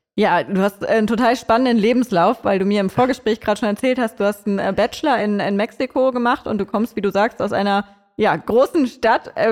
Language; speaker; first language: German; native; German